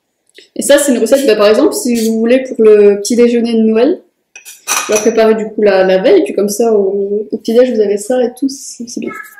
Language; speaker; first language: French; native; French